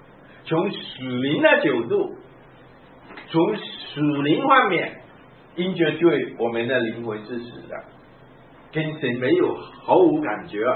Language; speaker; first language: Chinese; native; Chinese